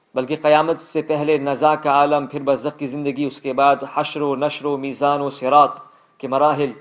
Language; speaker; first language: Urdu; early bilingual, other home language; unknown